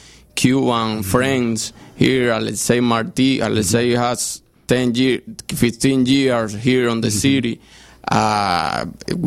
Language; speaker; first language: English; non-native, fluent; Spanish